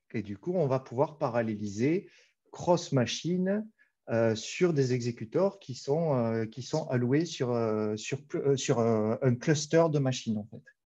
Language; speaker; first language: French; native; French